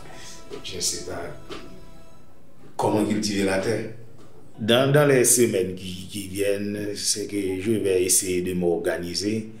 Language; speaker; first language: French; non-native, local second language; Haitian Creole